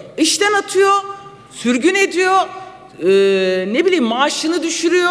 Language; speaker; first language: Turkish; non-native, local second language; Kurdish